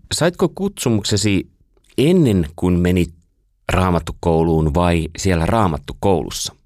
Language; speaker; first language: Finnish; native; Finnish